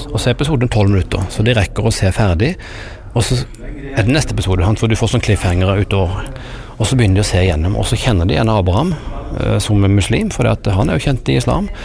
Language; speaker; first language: Norwegian; native; Norwegian